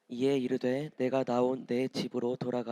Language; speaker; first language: Korean; native; Korean